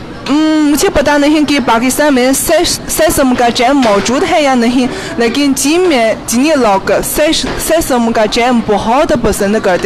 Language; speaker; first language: Hindi; non-native, fluent; Chinese